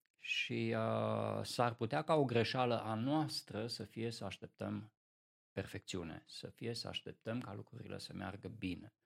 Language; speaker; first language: Romanian; non-native, local second language; Hungarian